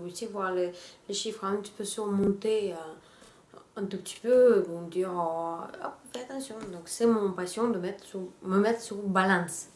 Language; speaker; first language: French; non-native, fluent; Russian